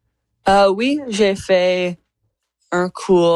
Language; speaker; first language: French; non-native, learner; English